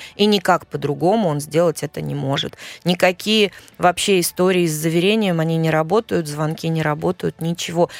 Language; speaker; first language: Russian; native; Russian